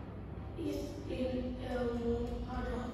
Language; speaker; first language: English; non-native, learner; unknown